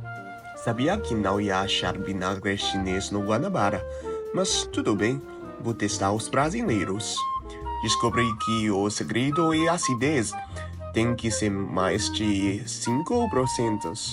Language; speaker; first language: Portuguese; non-native, learner; Chinese